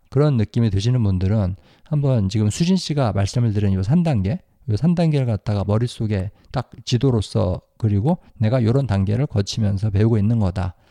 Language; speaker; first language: Korean; native; Korean